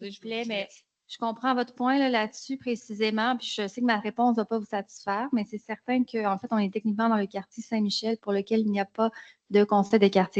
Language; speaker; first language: French; native; French